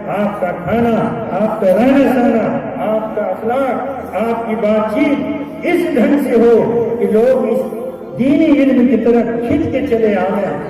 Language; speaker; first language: Urdu; native; Urdu